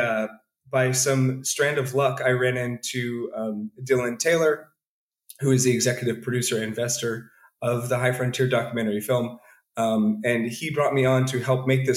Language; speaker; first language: English; native; English